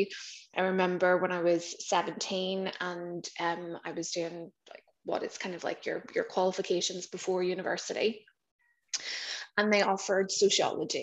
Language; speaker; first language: English; native; English